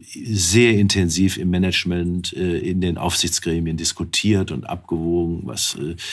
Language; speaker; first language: German; native; German